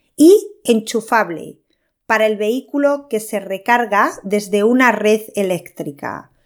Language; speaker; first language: Spanish; native; Spanish